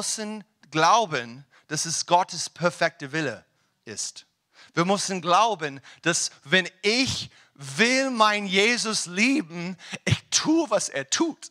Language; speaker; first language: German; non-native, learner; English